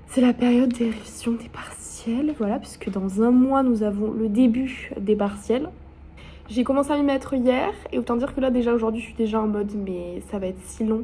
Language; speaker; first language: French; native; French